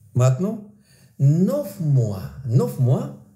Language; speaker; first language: French; non-native, learner; Arabic